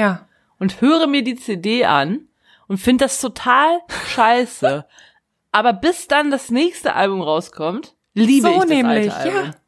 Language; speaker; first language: German; native; German